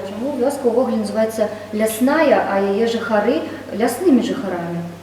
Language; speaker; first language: Belarusian; native; Belarusian